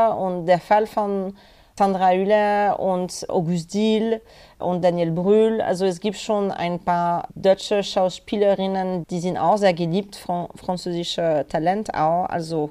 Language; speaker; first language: German; non-native, fluent; French